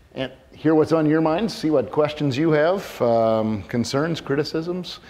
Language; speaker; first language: English; native; English